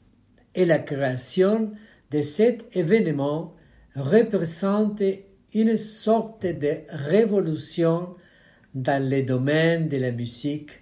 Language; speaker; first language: French; non-native, fluent; Spanish